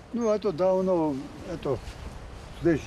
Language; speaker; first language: Russian; non-native, fluent; Georgian